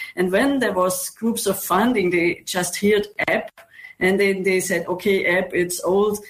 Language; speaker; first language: English; non-native, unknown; German